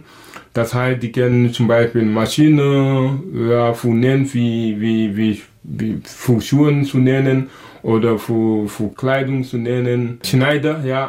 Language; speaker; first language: German; non-native, learner; Wolof